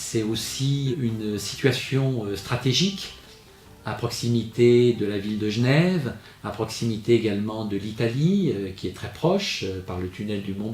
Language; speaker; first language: French; native; French